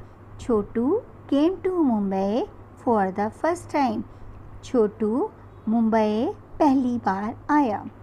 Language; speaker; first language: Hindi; native; Hindi